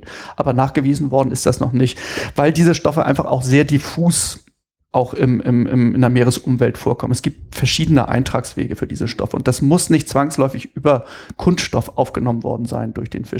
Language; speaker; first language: German; native; German